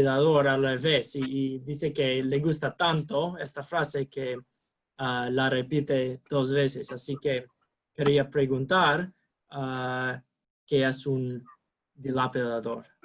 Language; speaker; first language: Spanish; non-native, learner; English